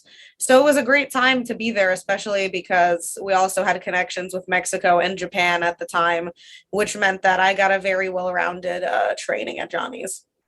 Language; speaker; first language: English; non-native, fluent; Russian